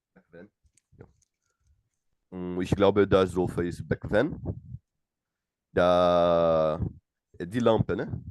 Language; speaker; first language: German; non-native, learner; Portuguese